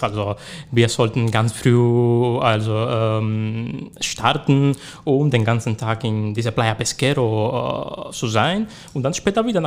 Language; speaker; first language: German; non-native, learner; Spanish